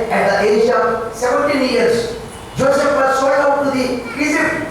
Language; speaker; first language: English; non-native, local second language; Telugu